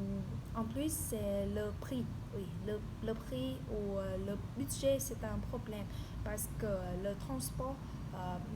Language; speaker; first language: French; non-native, learner; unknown